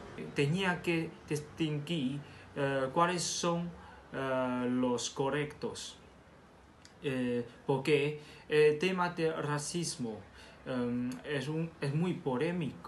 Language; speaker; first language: Spanish; non-native, fluent; Chinese